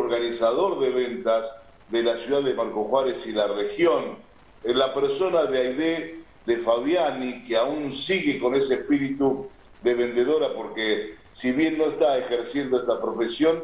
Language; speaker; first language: Spanish; native; Spanish